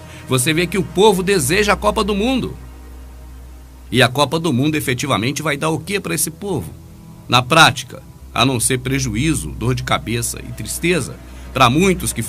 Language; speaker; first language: Portuguese; native; Portuguese